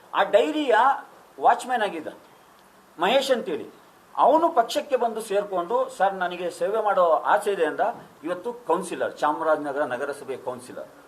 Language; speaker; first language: Kannada; native; Kannada